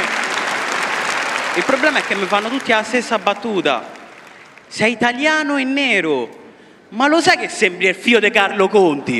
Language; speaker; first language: Italian; early bilingual, other home language; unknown